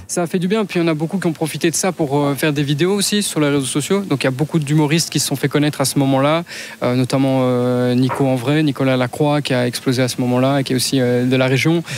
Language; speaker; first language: French; native; French